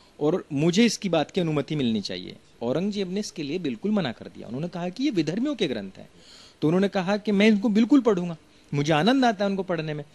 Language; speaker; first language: Hindi; native; Hindi